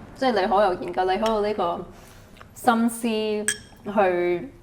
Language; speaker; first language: Cantonese; early bilingual, heritage; Cantonese